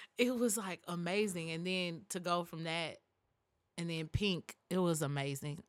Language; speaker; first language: English; native; English